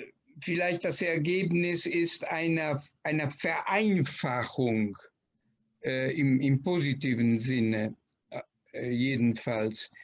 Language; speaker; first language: German; non-native, fluent; Italian